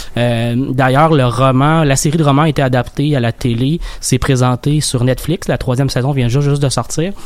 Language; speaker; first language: French; native; French